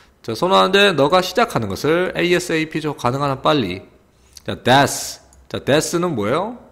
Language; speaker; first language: Korean; native; Korean